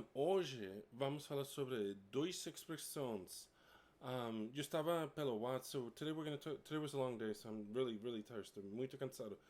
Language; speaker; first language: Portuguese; non-native, fluent; English